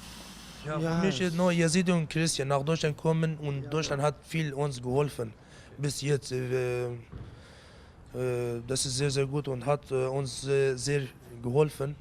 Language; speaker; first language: German; non-native, learner; Kurdish